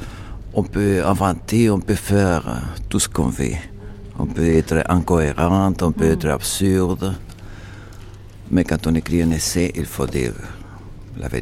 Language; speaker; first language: French; non-native, fluent; Spanish